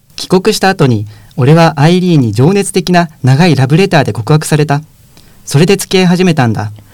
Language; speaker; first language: Japanese; native; Japanese